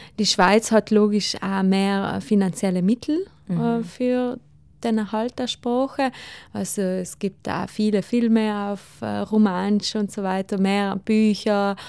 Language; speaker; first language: German; non-native, local second language; Ladin